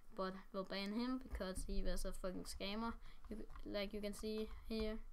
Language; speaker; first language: English; non-native, learner; Danish